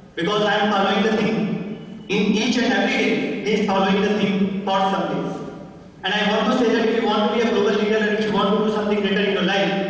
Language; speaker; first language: English; non-native, local second language; Hindi